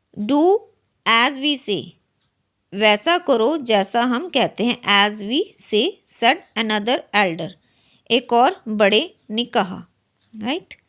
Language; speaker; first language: Hindi; native; Hindi